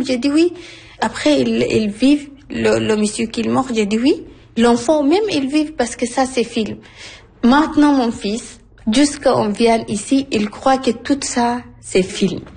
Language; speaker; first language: French; non-native, learner; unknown